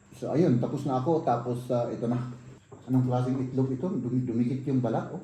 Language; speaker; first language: Filipino; native; Filipino